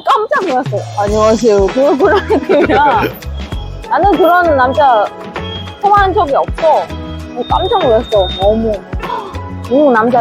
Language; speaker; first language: Korean; non-native, fluent; Vietnamese